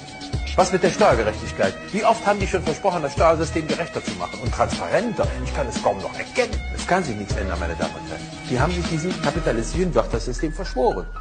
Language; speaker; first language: German; native; German